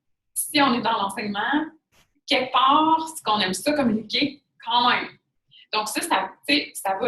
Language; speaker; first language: French; native; French